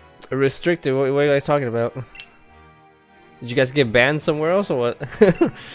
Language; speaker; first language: English; early bilingual, other home language; Spanish